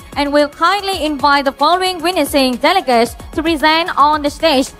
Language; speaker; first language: English; non-native, fluent; Vietnamese